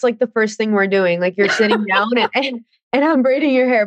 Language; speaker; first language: English; native; English